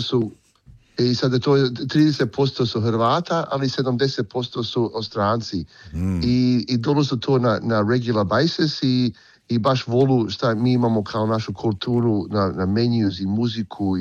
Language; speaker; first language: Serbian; early bilingual, heritage; Croatian